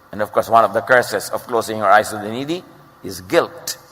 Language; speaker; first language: English; non-native, local second language; Filipino